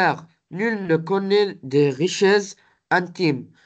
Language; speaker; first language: French; non-native, learner; Arabic